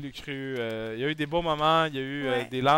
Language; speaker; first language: French; native; French